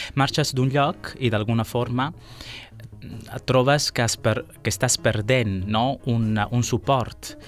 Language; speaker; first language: Catalan; non-native, fluent; Sicilian